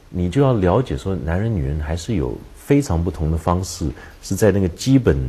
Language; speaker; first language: Chinese; native; Chinese